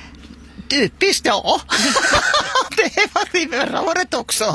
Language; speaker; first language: Swedish; non-native, fluent; Finnish